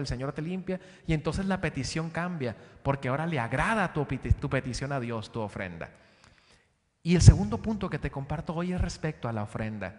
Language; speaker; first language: Spanish; native; Spanish